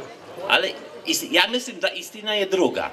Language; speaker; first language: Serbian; non-native, learner; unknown